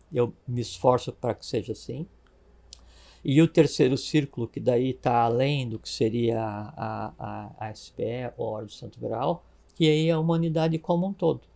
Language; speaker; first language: Portuguese; native; Portuguese